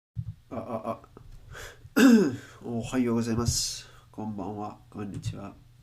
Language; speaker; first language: Japanese; non-native, learner; Spanish